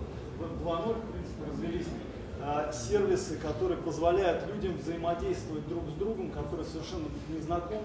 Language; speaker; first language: Russian; native; Russian